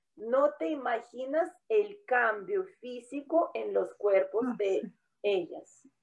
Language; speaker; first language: Spanish; non-native, fluent; Russian